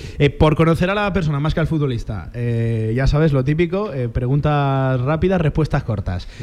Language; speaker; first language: Spanish; native; Spanish